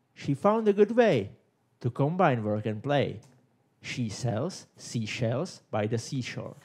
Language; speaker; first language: English; non-native, fluent; Czech